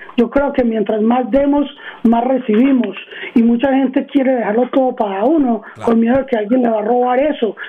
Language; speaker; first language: Spanish; early bilingual, heritage; Spanish